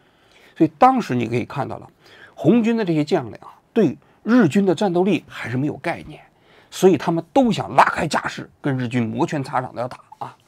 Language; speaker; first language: Chinese; native; Chinese